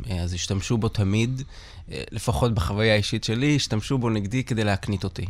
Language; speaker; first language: Hebrew; non-native, local second language; Arabic